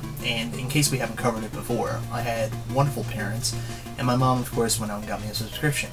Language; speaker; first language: English; native; English